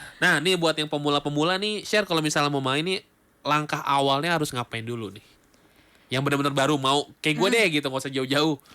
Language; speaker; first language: Indonesian; native; Indonesian